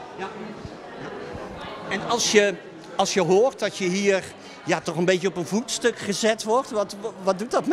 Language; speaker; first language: Dutch; native; Dutch